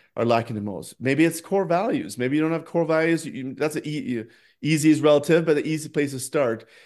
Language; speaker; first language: English; non-native, fluent; Norwegian